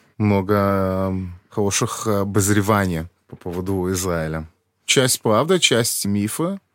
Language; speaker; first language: Russian; early bilingual, heritage; Russian